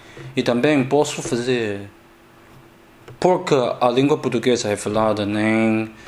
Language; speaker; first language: Portuguese; non-native, learner; Chinese